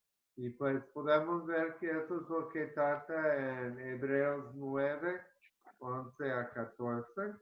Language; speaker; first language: Spanish; early bilingual, heritage; Spanish